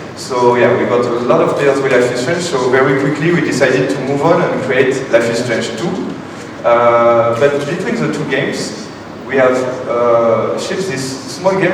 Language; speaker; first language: English; non-native, fluent; French